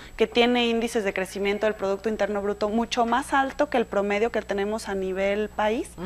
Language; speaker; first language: Spanish; native; Spanish